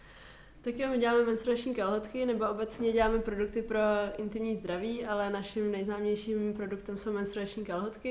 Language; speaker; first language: Czech; native; Czech